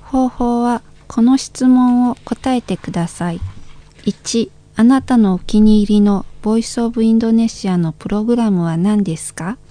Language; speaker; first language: Japanese; non-native, fluent; Indonesian